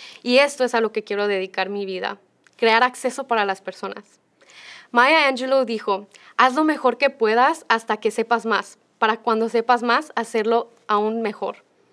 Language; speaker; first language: Spanish; early bilingual, heritage; Spanish